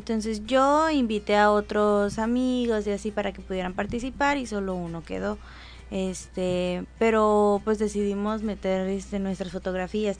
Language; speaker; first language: Spanish; native; Spanish